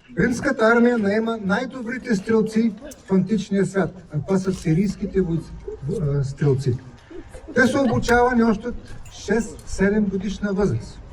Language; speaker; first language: Bulgarian; native; Bulgarian